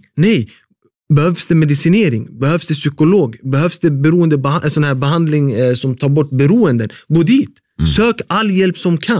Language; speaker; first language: Swedish; early bilingual, other home language; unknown